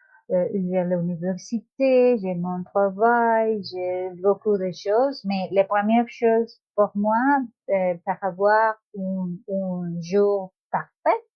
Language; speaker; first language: French; non-native, learner; Spanish